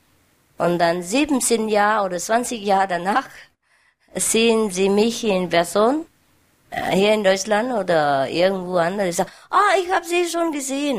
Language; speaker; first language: German; non-native, learner; Vietnamese